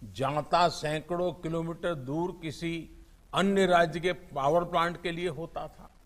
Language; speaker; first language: Hindi; non-native, local second language; Gujarati